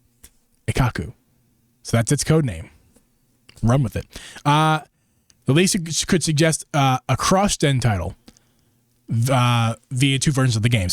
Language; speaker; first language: English; native; English